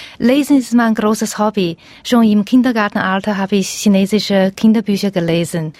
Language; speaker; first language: German; non-native, fluent; Chinese